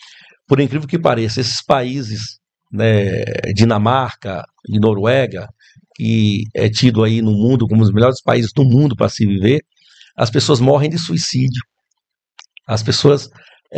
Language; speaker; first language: Portuguese; native; Portuguese